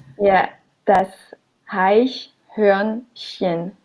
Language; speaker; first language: German; non-native, learner; French